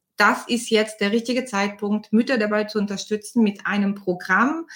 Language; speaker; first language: German; non-native, fluent; Bulgarian